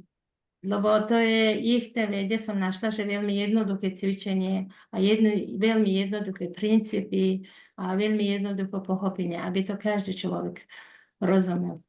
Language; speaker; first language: Slovak; non-native, fluent; Mongolian